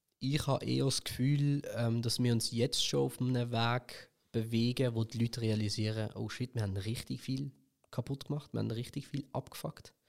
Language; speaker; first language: German; early bilingual, other home language; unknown